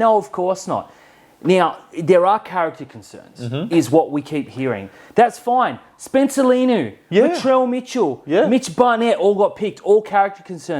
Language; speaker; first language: English; native; English